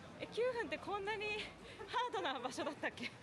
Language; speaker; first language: Japanese; native; Japanese